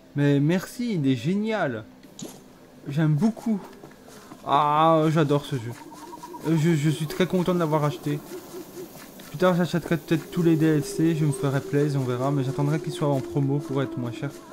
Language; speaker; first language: French; native; French